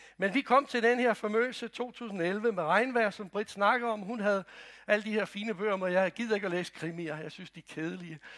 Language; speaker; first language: Danish; non-native, fluent; Croatian